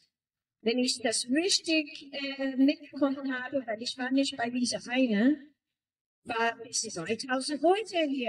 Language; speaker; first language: German; non-native, learner; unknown